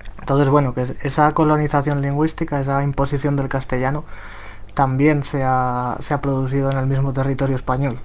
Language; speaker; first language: Spanish; native; Spanish